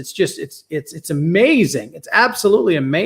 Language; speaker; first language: English; native; English